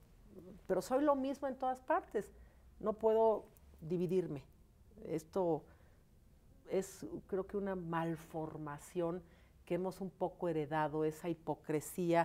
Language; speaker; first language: Spanish; native; Spanish